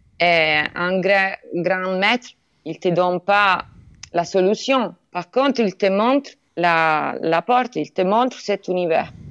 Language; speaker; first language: French; non-native, learner; Italian